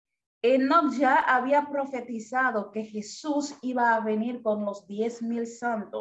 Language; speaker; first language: Spanish; non-native, fluent; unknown